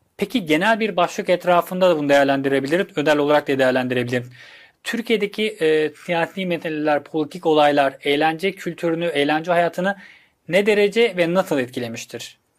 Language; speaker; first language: Turkish; native; Turkish